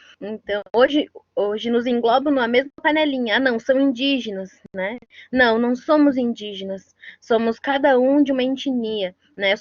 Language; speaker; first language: Portuguese; non-native, local second language; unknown